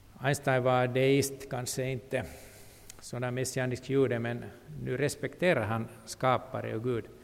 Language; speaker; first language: Swedish; non-native, local second language; Finnish